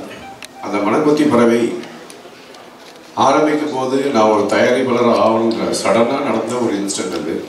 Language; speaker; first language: Tamil; native; Tamil